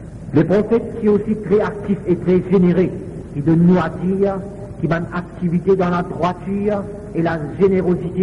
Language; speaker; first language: French; non-native, local second language; Morisyen